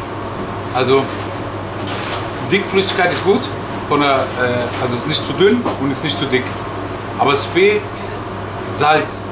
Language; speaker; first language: German; native; German